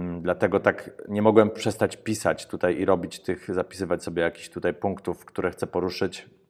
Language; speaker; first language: Polish; early bilingual, heritage; Polish